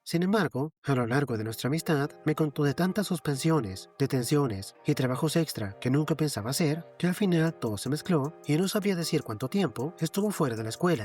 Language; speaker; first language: Spanish; native; Spanish